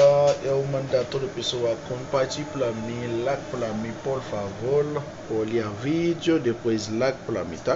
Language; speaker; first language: Portuguese; non-native, learner; Haitian Creole